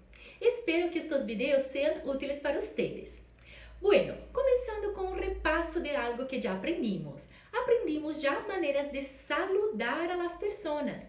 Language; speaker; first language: Spanish; non-native, fluent; Portuguese